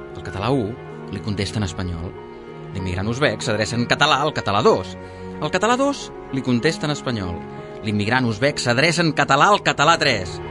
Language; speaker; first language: Catalan; native; Catalan